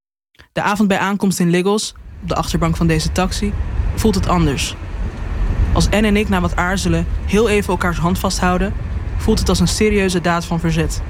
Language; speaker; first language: Dutch; native; Dutch